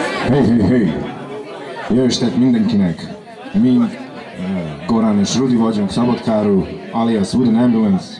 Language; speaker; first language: Hungarian; non-native, local second language; Serbian